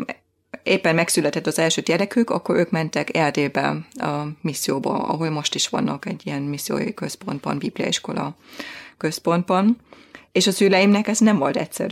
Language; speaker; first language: Hungarian; non-native, fluent; German